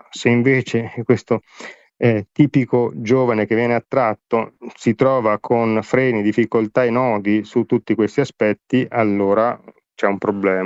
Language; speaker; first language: Italian; native; Italian